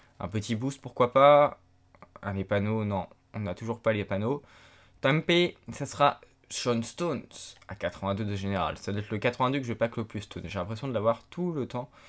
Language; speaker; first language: French; native; French